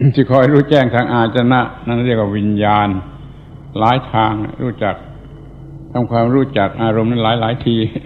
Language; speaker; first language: Thai; native; Thai